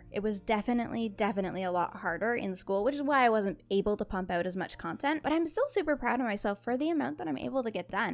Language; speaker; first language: English; native; English